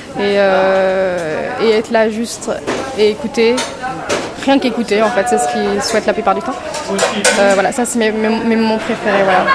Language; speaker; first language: French; native; French